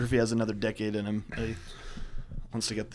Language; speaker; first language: English; native; English